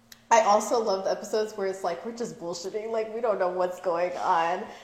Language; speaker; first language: English; early bilingual, other home language; Spanish